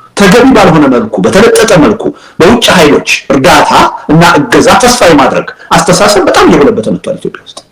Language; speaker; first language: Amharic; native; Amharic